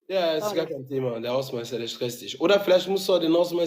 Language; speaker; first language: German; native; German